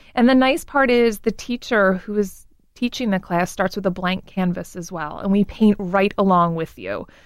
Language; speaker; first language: English; native; English